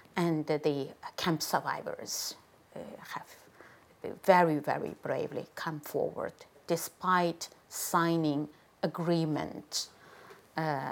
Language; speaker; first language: English; non-native, fluent; Chinese